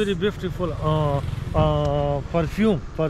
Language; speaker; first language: English; non-native, learner; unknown